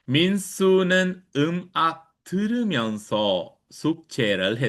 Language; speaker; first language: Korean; non-native, fluent; Sinhala